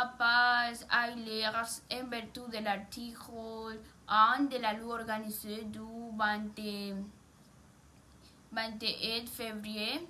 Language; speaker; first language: French; non-native, learner; Spanish